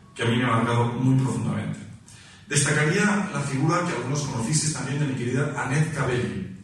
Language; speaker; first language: Spanish; native; Spanish